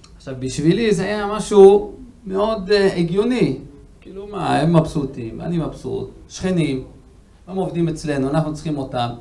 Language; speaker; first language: Hebrew; native; Hebrew